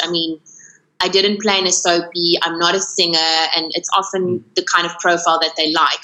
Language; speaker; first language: English; non-native, local second language; Afrikaans